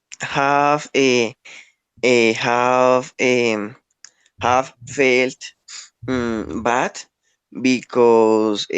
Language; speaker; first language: English; non-native, learner; Spanish